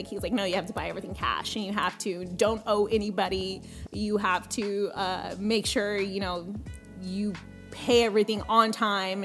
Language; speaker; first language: English; early bilingual, other home language; Spanish